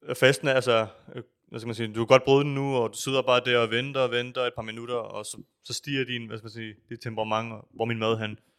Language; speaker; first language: Danish; early bilingual, other home language; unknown